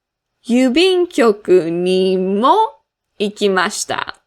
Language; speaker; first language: Japanese; non-native, fluent; English